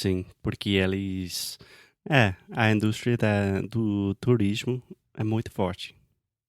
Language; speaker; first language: Portuguese; non-native, fluent; English